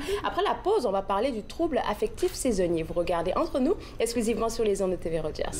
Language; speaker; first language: French; native; French